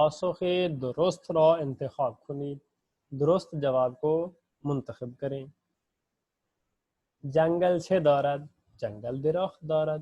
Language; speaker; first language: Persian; non-native, fluent; Urdu